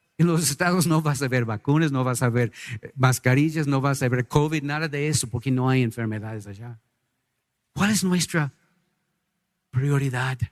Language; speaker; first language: Spanish; non-native, fluent; English